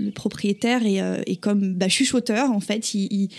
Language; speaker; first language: French; native; French